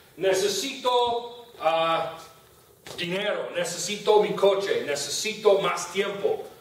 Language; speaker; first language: Spanish; non-native, fluent; English